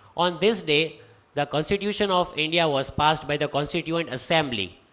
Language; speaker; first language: English; non-native, local second language; Hindi